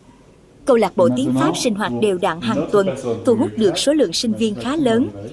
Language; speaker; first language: Vietnamese; native; Vietnamese